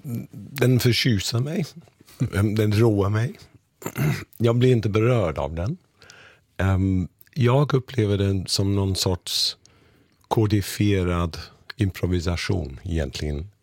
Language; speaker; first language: Swedish; non-native, fluent; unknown